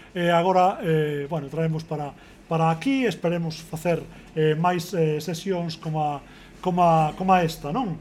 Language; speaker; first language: Galician; native; Galician